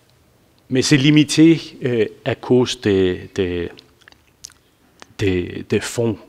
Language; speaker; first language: French; non-native, fluent; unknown